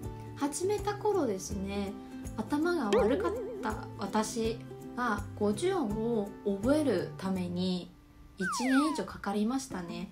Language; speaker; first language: Japanese; non-native, fluent; Chinese